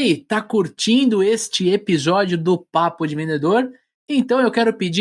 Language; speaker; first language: Portuguese; native; Portuguese